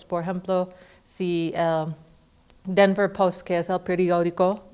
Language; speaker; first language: Spanish; non-native, fluent; English